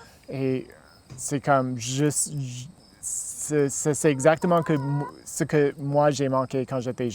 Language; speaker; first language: French; non-native, local second language; English